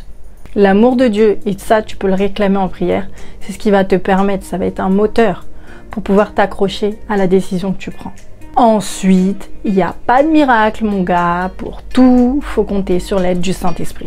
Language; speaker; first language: French; native; French